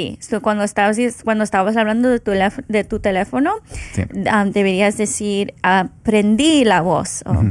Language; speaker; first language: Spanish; early bilingual, heritage; Spanish